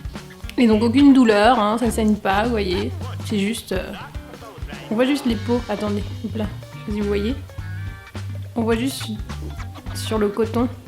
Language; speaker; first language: French; native; French